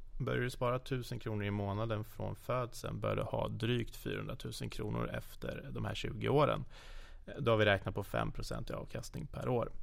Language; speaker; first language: Swedish; native; Swedish